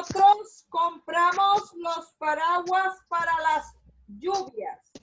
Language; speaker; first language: Spanish; non-native, learner; Portuguese